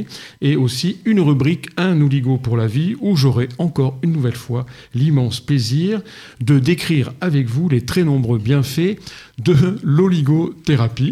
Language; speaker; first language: French; native; French